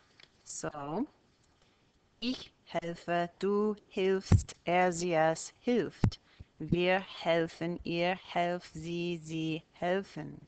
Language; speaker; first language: German; non-native, fluent; English